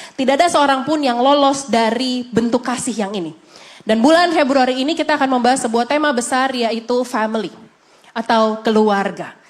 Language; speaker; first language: Indonesian; native; Indonesian